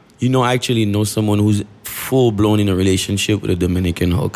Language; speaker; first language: English; early bilingual, other home language; Haitian Creole